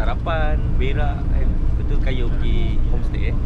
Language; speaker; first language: Malay; native; Malay